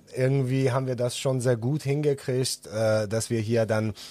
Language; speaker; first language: German; non-native, fluent; Persian